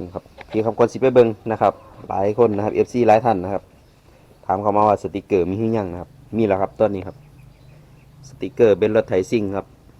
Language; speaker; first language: Thai; native; Thai